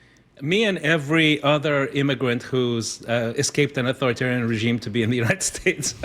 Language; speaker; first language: English; non-native, fluent; Spanish